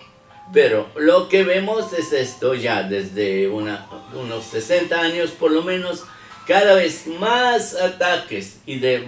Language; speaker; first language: Spanish; non-native, fluent; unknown